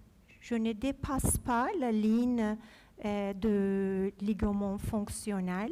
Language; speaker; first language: French; non-native, fluent; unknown